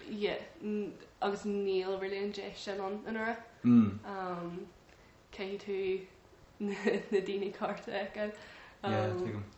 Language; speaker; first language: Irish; non-native, local second language; English